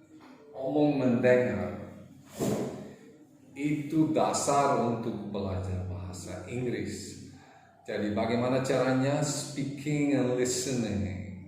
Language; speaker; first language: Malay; non-native, fluent; English